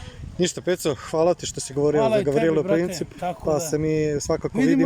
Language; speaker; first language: Bosnian; native; Bosnian